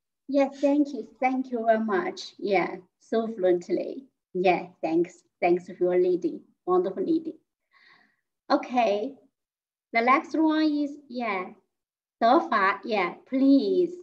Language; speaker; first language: English; non-native, fluent; Chinese